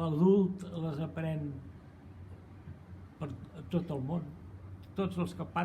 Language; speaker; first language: Catalan; non-native, fluent; Portuguese